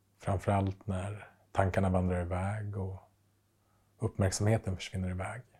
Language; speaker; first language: Swedish; native; Swedish